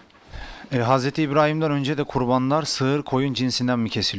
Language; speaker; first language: Turkish; native; Turkish